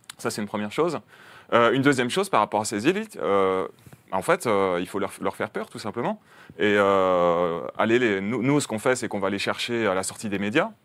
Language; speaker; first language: French; native; French